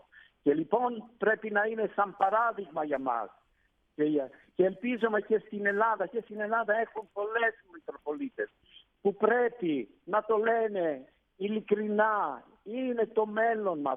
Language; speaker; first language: Greek; non-native, fluent; Italian